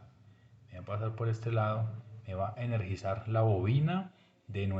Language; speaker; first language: Spanish; native; Spanish